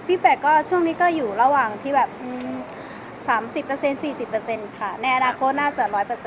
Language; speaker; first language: Thai; native; Thai